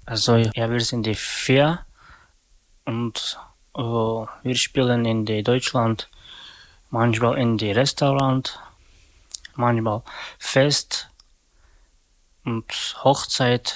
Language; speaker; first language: German; non-native, learner; Romany